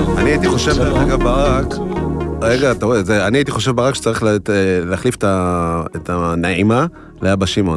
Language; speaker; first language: Hebrew; native; Hebrew